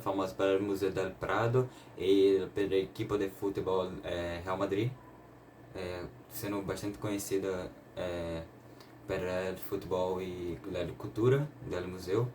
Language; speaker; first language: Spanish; non-native, learner; Portuguese